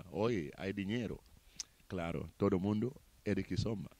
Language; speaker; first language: Spanish; non-native, fluent; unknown